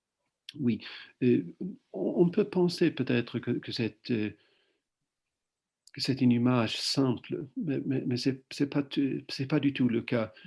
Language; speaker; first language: French; non-native, fluent; Swedish